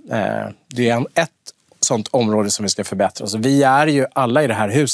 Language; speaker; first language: Swedish; native; Swedish